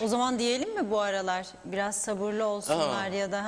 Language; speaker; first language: Turkish; native; Turkish